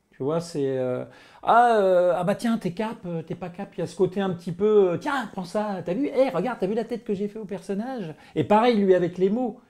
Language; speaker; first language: French; native; French